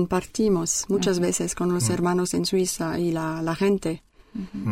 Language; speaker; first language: Spanish; non-native, learner; French